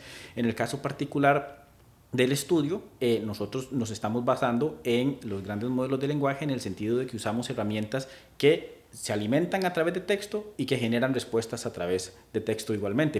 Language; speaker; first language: Spanish; native; Spanish